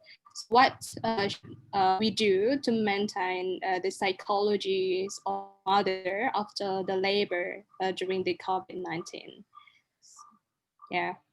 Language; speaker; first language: English; non-native, local second language; Indonesian